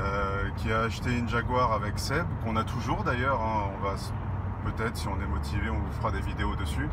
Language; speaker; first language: French; native; French